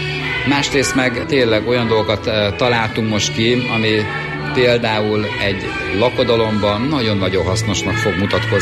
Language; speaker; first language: Hungarian; native; Hungarian